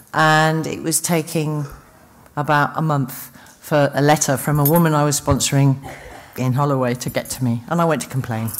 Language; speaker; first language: English; native; English